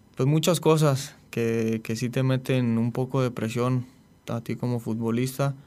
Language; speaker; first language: Spanish; native; Spanish